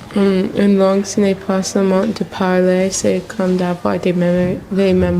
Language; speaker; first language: French; non-native, local second language; English